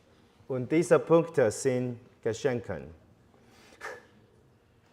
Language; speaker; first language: German; non-native, learner; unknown